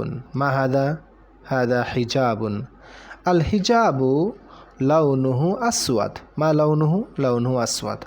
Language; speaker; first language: Arabic; non-native, fluent; Bangla